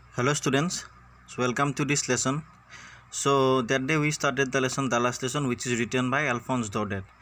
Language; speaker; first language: English; non-native, local second language; Assamese